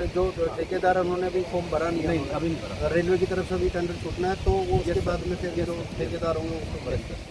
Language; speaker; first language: Hindi; native; Hindi